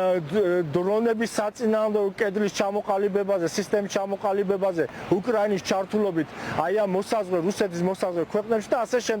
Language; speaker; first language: Georgian; native; Georgian